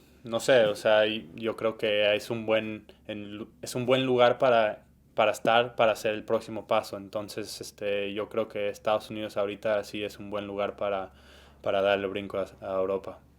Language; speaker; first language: Spanish; early bilingual, heritage; Spanish